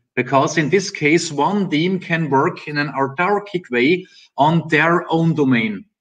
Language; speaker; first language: English; non-native, fluent; German